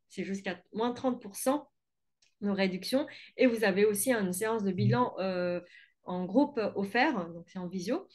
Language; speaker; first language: French; non-native, fluent; Vietnamese